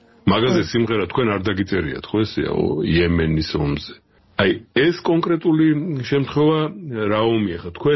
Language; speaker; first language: Georgian; native; Georgian